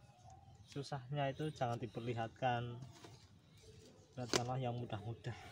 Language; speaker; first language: Indonesian; non-native, local second language; Javanese